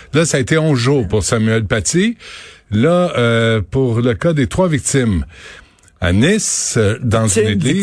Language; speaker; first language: French; native; French